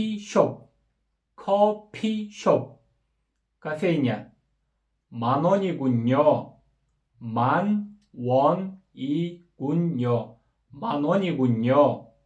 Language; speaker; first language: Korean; non-native, fluent; Kyrgyz